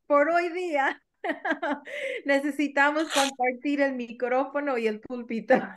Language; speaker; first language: Spanish; early bilingual, heritage; Spanish